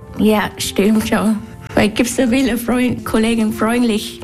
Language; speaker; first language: German; non-native, learner; Vietnamese